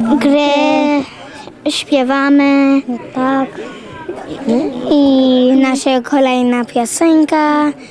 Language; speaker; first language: Polish; early bilingual, heritage; Polish